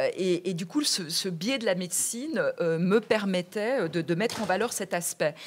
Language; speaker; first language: French; native; French